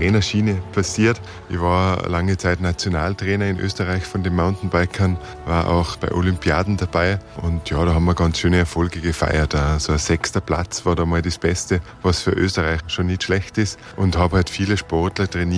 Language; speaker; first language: German; native; German